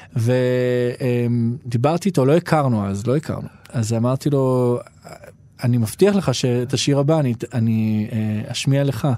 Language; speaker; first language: Hebrew; native; Hebrew